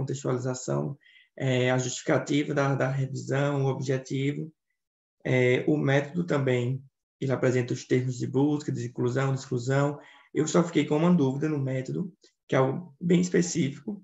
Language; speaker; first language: Portuguese; native; Portuguese